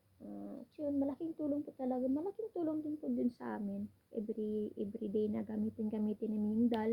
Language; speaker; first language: Filipino; non-native, local second language; Cebuano